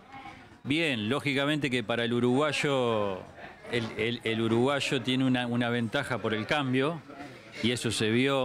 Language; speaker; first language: Spanish; native; Spanish